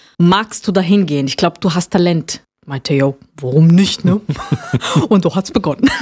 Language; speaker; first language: German; non-native, fluent; Portuguese